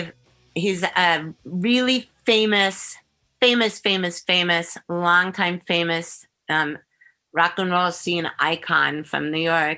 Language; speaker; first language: English; native; English